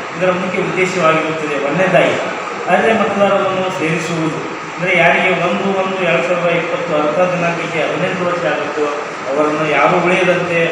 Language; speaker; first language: Kannada; native; Kannada